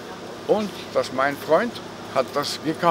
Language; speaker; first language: German; non-native, learner; Polish